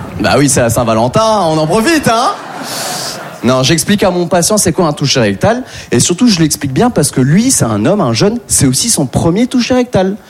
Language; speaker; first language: French; native; French